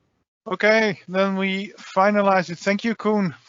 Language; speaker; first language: English; non-native, fluent; Dutch